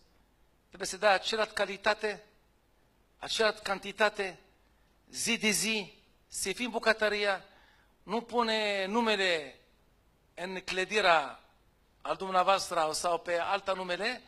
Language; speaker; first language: Romanian; non-native, fluent; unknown